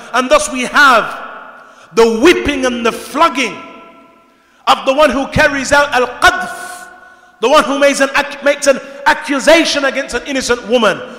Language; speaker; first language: English; native; English